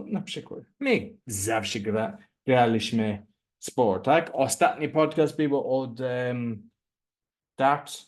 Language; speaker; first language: Polish; non-native, learner; English